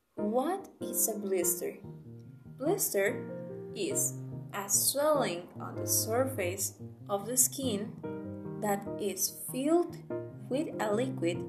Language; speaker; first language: English; non-native, fluent; Spanish